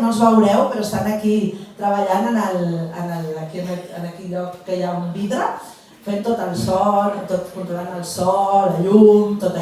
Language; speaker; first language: Catalan; native; Catalan